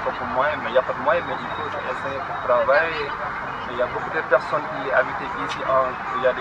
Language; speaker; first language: French; non-native, learner; Wolof